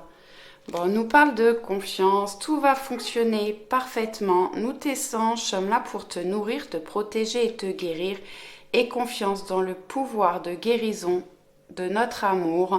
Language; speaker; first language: French; native; French